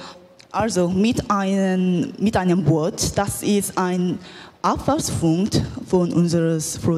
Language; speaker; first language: German; non-native, learner; Korean